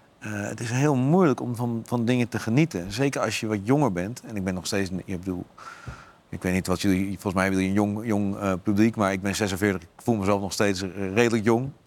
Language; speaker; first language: Dutch; native; Dutch